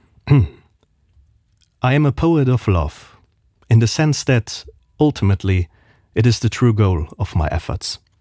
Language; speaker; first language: English; non-native, fluent; Luxembourgish